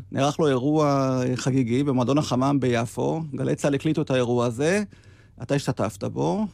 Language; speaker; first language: Hebrew; native; Hebrew